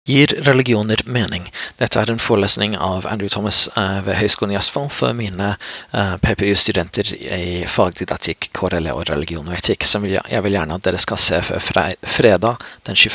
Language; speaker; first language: Norwegian; non-native, fluent; English